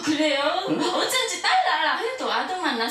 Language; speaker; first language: Korean; non-native, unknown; Vietnamese